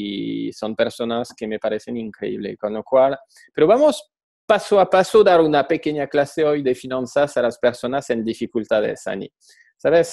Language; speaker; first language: Spanish; non-native, fluent; French